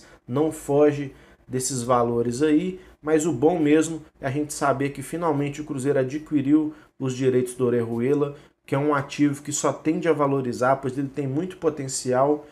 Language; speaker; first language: Portuguese; native; Portuguese